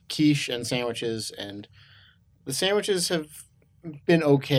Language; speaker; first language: English; native; English